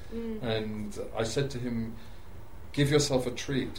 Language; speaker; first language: English; native; English